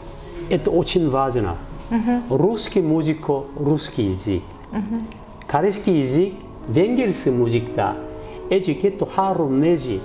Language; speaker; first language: Russian; non-native, learner; Korean